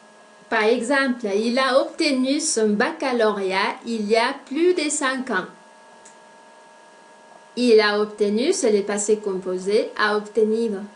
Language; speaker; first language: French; non-native, fluent; Spanish